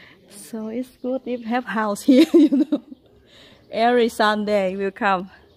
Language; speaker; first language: English; non-native, learner; Vietnamese